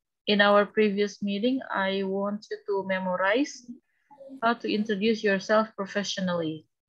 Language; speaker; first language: English; non-native, fluent; Indonesian